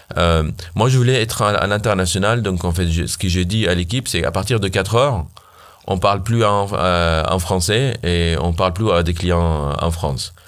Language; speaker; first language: French; non-native, fluent; Arabic